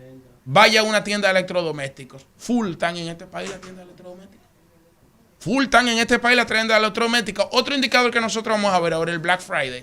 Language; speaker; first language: Spanish; native; Spanish